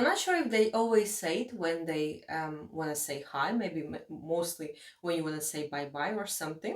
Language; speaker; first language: English; non-native, fluent; Latvian